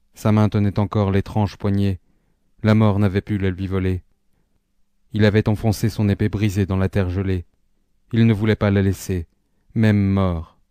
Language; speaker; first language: French; native; French